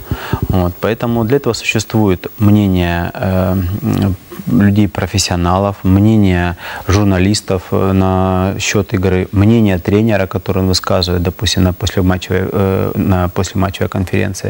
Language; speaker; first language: Russian; native; Russian